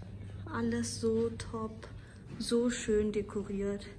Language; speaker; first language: German; early bilingual, other home language; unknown